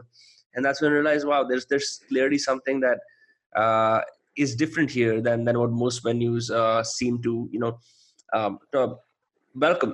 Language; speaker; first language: English; non-native, local second language; Hindi